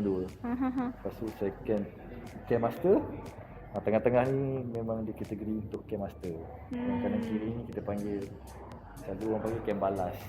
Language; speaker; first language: Malay; native; Malay